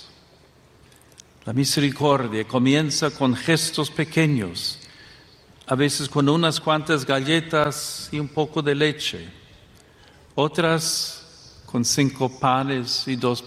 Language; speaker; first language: Spanish; non-native, fluent; English